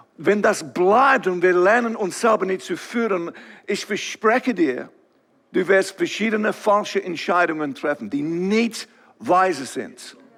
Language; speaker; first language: German; non-native, local second language; English